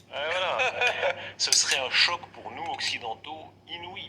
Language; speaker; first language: French; native; French